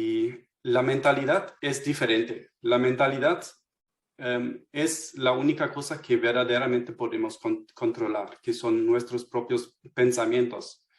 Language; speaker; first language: Spanish; non-native, fluent; German